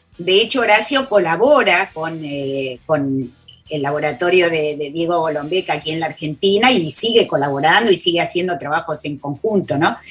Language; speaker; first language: Spanish; native; Spanish